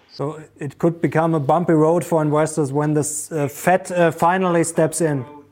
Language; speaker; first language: English; non-native, fluent; German